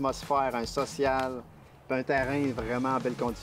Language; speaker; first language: French; native; French